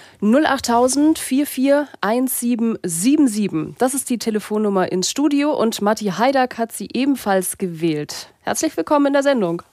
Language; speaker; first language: German; native; German